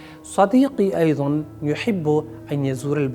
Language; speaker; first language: Arabic; non-native, fluent; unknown